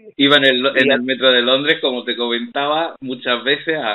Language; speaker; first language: Spanish; native; Spanish